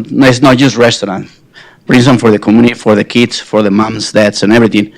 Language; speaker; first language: English; non-native, fluent; Spanish